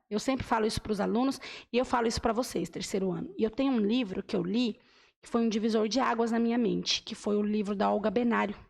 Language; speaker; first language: Portuguese; native; Portuguese